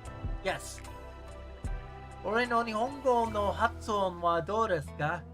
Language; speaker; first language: Japanese; non-native, learner; English